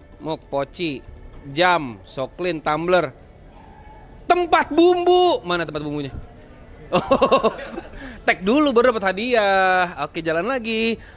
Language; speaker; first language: Indonesian; native; Indonesian